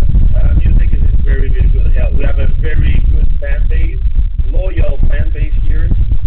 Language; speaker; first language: English; non-native, learner; French